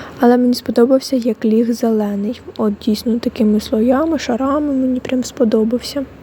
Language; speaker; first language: Ukrainian; non-native, local second language; Russian